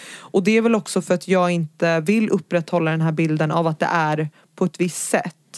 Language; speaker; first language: Swedish; early bilingual, other home language; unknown